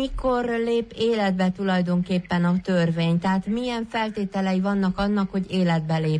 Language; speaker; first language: Hungarian; native; Hungarian